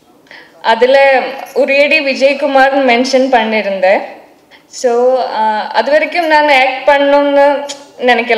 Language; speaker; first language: Tamil; non-native, learner; Malayalam